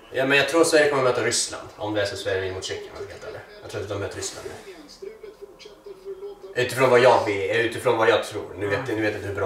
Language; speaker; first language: Swedish; native; Swedish